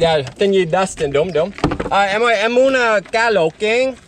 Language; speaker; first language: Vietnamese; non-native, learner; English